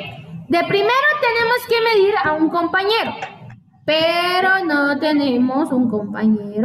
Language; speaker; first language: Spanish; native; Spanish